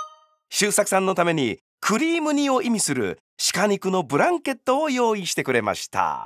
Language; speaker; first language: Japanese; native; Japanese